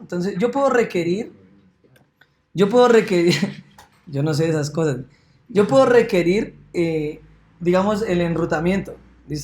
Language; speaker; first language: Spanish; native; Spanish